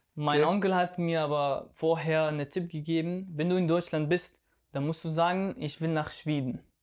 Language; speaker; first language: German; non-native, fluent; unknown